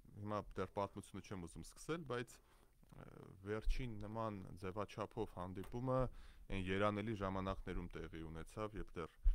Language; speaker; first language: Armenian; native; Armenian